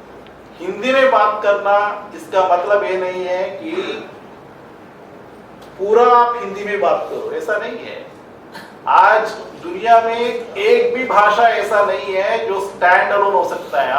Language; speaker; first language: Hindi; non-native, local second language; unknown